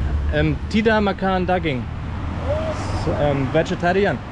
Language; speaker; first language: Indonesian; non-native, learner; German